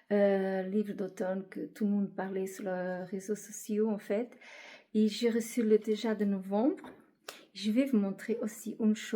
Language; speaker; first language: French; non-native, fluent; Portuguese